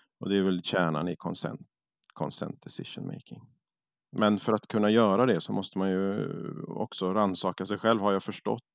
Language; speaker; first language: Swedish; native; Swedish